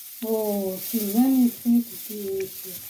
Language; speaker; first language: French; non-native, learner; Arabic